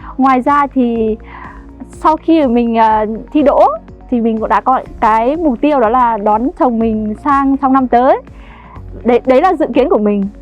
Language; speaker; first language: Vietnamese; native; Vietnamese